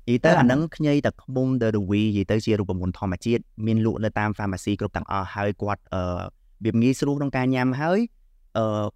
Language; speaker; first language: Khmer; native; Khmer